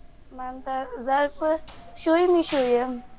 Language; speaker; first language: Persian; non-native, learner; Urdu